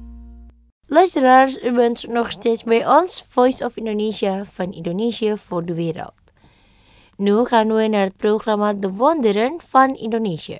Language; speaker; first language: Dutch; non-native, fluent; Indonesian